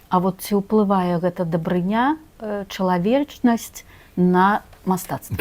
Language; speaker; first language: Belarusian; native; Belarusian